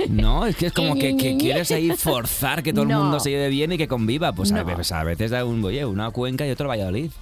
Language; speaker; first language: Spanish; native; Spanish